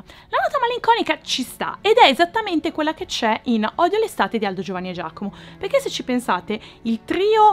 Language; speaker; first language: Italian; native; Italian